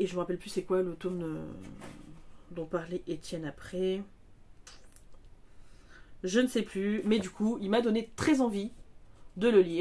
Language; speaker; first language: French; native; French